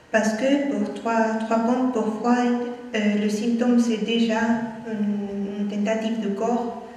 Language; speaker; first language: French; non-native, fluent; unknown